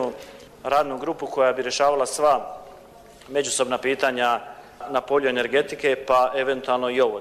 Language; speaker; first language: Croatian; native; Croatian